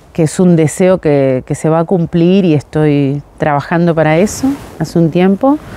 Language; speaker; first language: Spanish; native; Spanish